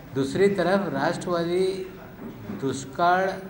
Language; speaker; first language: Hindi; non-native, local second language; Marathi